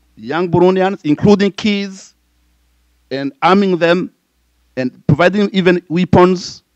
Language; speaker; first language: English; non-native, fluent; Rundi